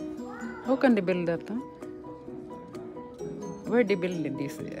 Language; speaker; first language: English; non-native, learner; Filipino